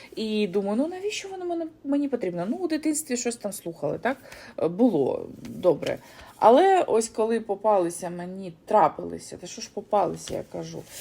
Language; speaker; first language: Ukrainian; non-native, local second language; Russian